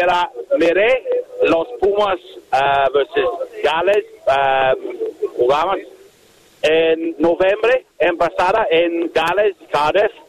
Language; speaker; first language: Spanish; non-native, learner; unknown